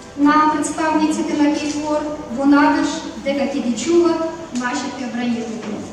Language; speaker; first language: Macedonian; non-native, fluent; Ukrainian